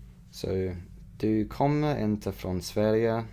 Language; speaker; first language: Swedish; non-native, learner; English